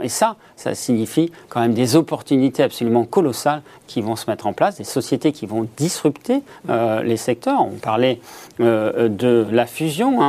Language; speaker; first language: French; native; French